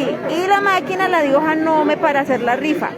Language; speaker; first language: Spanish; native; Spanish